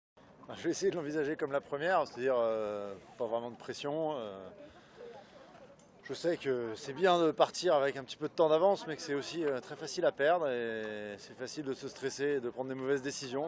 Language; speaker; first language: French; native; French